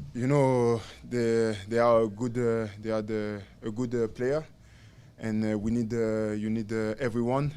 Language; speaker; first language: English; non-native, learner; French